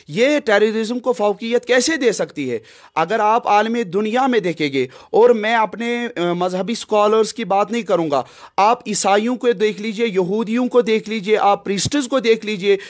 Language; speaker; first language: Hindi; non-native, local second language; Kashmiri